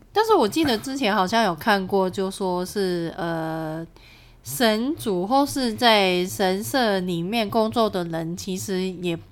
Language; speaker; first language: Chinese; native; Chinese